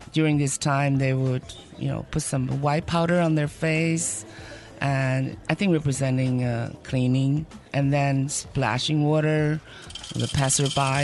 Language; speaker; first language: English; non-native, fluent; Chinese